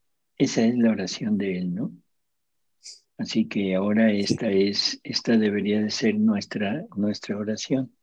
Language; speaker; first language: Spanish; native; Spanish